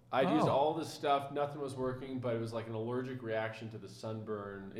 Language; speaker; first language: English; native; English